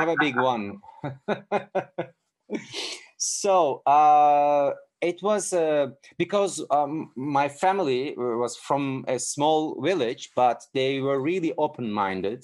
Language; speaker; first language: English; non-native, fluent; Turkish